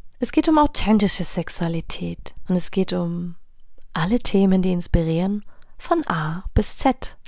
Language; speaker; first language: German; native; German